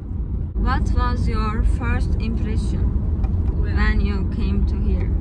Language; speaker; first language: English; non-native, learner; Turkish